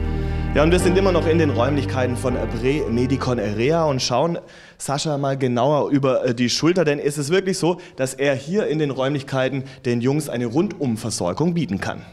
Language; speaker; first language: German; native; German